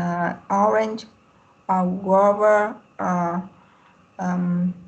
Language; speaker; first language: English; non-native, learner; Vietnamese